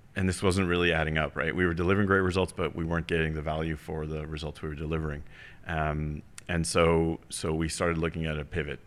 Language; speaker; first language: English; early bilingual, heritage; German